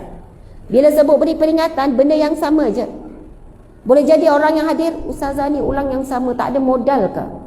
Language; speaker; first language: Malay; native; Malay